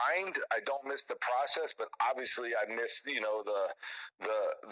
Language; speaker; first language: English; native; English